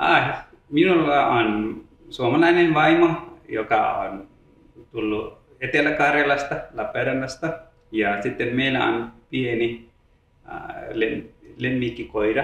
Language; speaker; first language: Finnish; non-native, learner; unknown